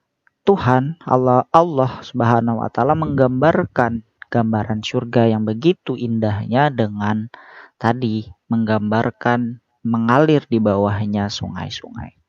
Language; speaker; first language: Indonesian; native; Indonesian